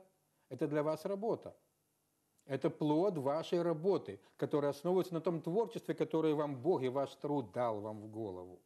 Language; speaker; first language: Russian; native; Russian